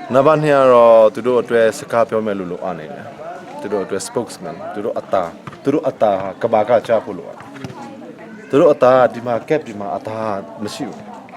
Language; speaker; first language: Burmese; non-native, local second language; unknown